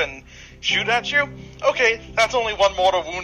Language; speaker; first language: English; native; English